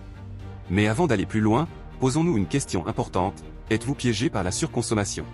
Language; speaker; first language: French; native; French